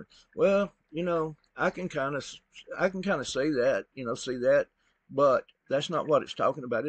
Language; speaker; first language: English; native; English